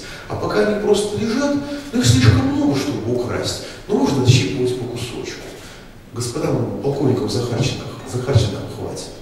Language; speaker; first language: Russian; native; Russian